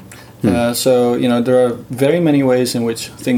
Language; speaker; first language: English; non-native, fluent; Dutch